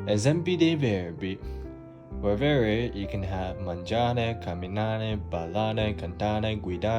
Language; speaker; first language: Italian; non-native, learner; English